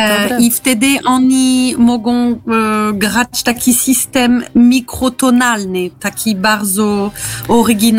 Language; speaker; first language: Polish; non-native, learner; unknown